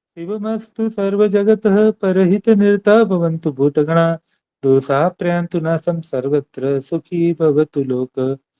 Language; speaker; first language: Hindi; non-native, local second language; Gujarati